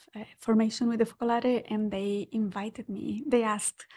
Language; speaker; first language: English; non-native, fluent; Portuguese